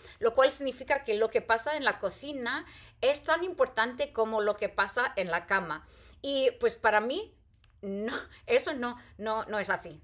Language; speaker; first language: Spanish; non-native, fluent; English